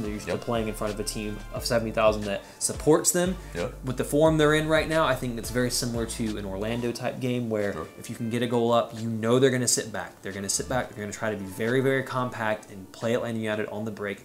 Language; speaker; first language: English; native; English